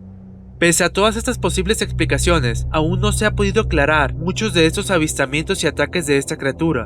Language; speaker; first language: Spanish; native; Spanish